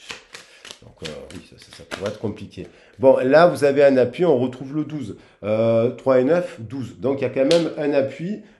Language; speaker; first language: French; native; French